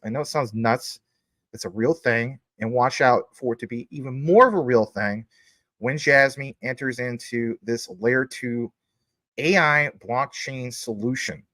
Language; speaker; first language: English; native; English